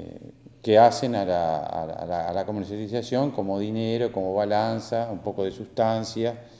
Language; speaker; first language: Spanish; native; Spanish